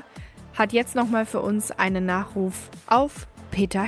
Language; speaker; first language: German; native; German